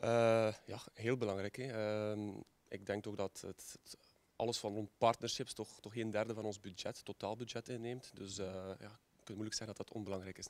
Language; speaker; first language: Dutch; native; Dutch